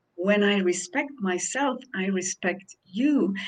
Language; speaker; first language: English; non-native, fluent; Dutch